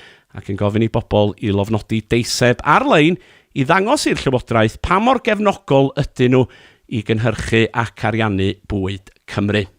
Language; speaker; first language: Welsh; native; Welsh